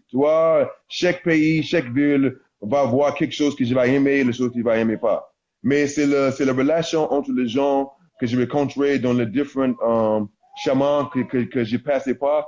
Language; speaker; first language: French; non-native, learner; English